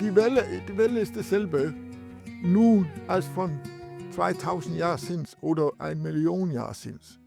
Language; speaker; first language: German; non-native, learner; Danish